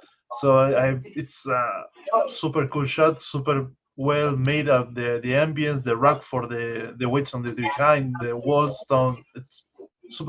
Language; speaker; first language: English; non-native, fluent; Spanish